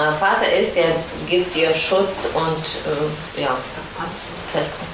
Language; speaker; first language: German; non-native, fluent; Russian